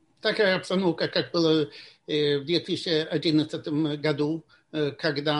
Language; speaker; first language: Russian; non-native, fluent; Swedish